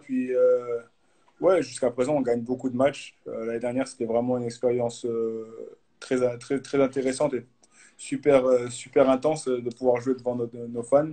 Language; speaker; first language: French; native; French